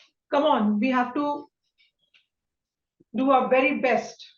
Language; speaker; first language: English; non-native, local second language; Hindi